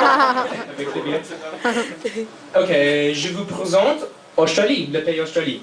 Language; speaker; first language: French; non-native, fluent; English